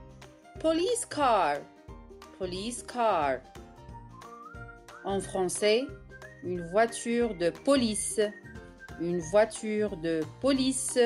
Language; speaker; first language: French; non-native, local second language; Arabic